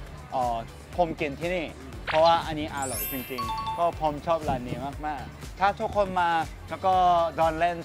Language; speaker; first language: Thai; non-native, fluent; Korean